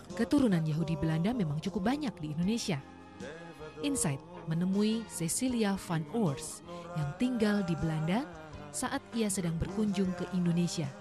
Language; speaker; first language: Indonesian; native; Indonesian